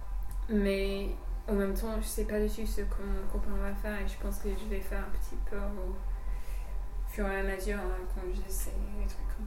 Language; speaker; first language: French; non-native, fluent; English